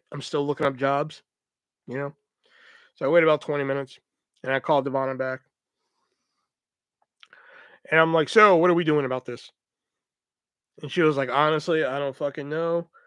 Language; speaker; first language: English; native; English